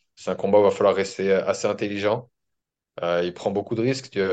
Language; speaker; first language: French; native; French